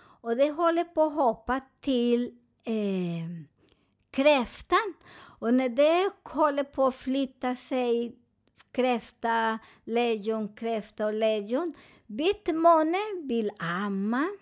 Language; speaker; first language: Swedish; non-native, fluent; Spanish